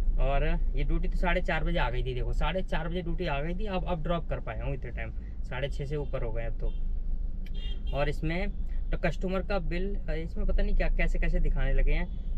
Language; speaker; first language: Hindi; native; Hindi